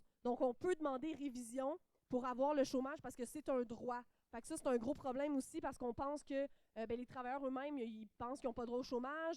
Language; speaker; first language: French; native; French